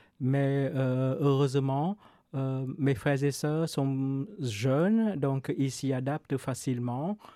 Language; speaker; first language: French; non-native, fluent; Vietnamese